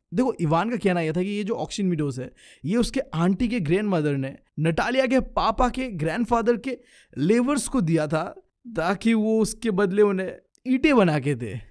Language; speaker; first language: Hindi; non-native, local second language; Bangla